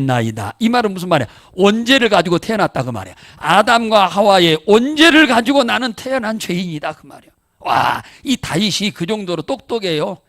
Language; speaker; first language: Korean; native; Korean